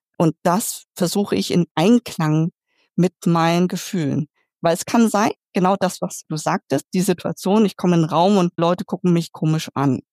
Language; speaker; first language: German; early bilingual, other home language; Vietnamese